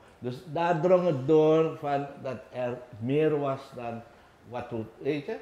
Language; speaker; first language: Dutch; native; Dutch